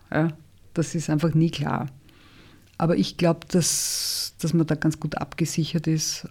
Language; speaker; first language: German; native; German